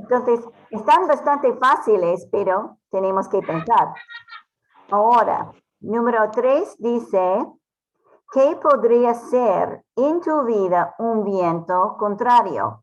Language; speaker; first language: Spanish; non-native, fluent; English